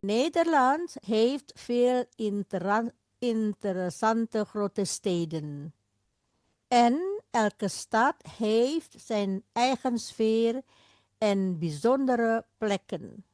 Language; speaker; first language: Dutch; non-native, fluent; Indonesian